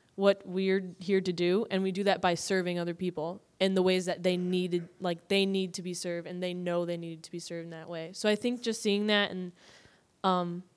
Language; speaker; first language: English; native; English